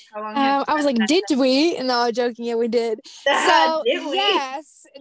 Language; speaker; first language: English; non-native, fluent; Swedish